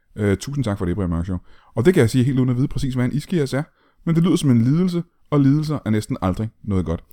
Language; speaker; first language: Danish; native; Danish